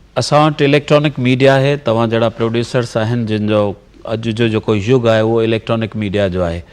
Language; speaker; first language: Sindhi; early bilingual, heritage; Sindhi